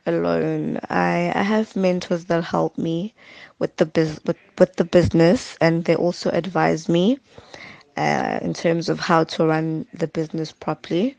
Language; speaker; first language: English; non-native, local second language; Zulu